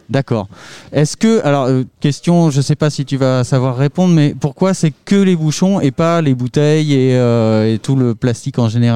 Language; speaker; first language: French; native; French